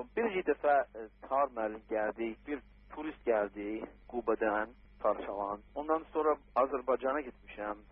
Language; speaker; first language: Azerbaijani; non-native, learner; English